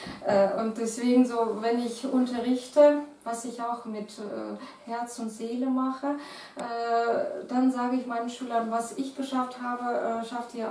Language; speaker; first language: German; non-native, fluent; Russian